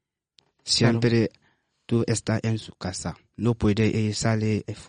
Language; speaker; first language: Spanish; non-native, learner; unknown